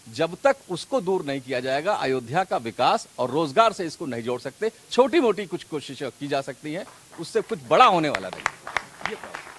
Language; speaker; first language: Hindi; native; Hindi